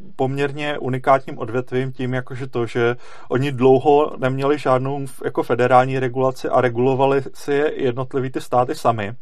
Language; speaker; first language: Czech; native; Czech